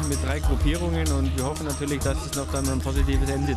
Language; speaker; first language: German; native; German